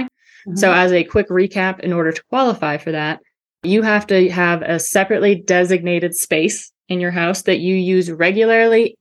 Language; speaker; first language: English; native; English